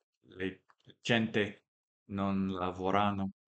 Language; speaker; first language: Italian; non-native, learner; English